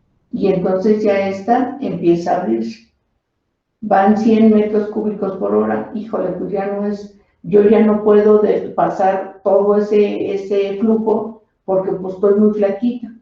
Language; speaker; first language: Spanish; native; Spanish